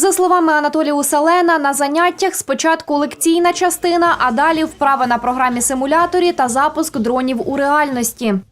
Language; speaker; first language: Ukrainian; native; Ukrainian